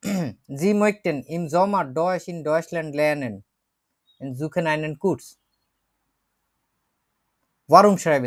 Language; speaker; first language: German; non-native, fluent; Bangla